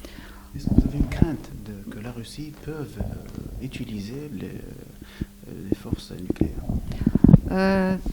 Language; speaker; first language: French; non-native, local second language; Arabic